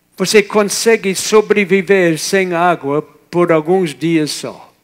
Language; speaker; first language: Portuguese; non-native, fluent; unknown